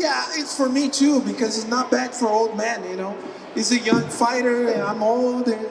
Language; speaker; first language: English; non-native, learner; Portuguese